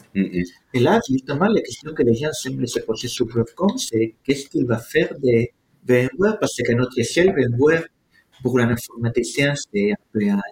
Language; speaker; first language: French; non-native, fluent; Spanish